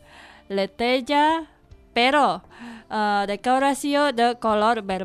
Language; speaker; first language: Catalan; non-native, learner; Indonesian